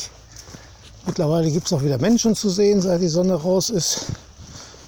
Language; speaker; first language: German; native; German